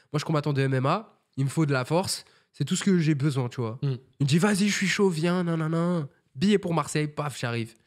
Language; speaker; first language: French; native; French